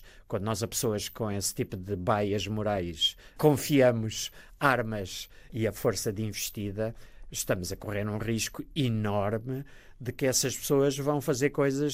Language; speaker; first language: Portuguese; native; Portuguese